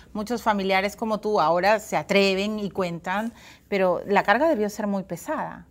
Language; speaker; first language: Spanish; native; Spanish